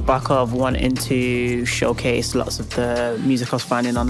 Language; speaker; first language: English; native; English